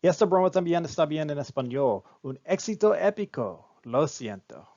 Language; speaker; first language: Spanish; non-native, learner; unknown